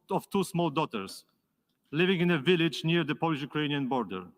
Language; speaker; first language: English; non-native, fluent; Polish